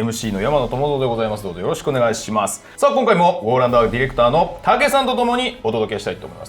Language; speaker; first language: Japanese; native; Japanese